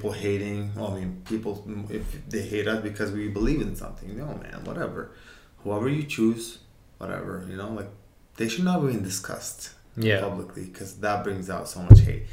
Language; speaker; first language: English; non-native, fluent; Uzbek